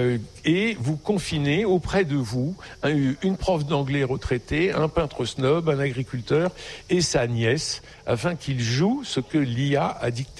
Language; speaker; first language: French; native; French